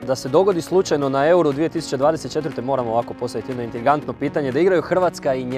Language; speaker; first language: Croatian; native; Croatian